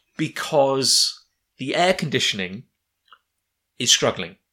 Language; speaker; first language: English; native; English